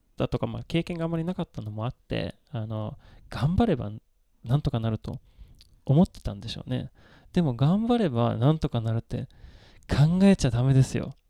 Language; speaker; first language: Japanese; non-native, fluent; Swedish